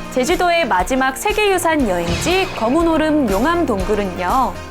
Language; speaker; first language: Korean; native; Korean